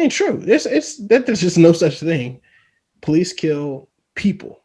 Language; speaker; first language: English; native; English